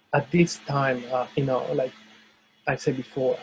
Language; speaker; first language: English; non-native, fluent; Spanish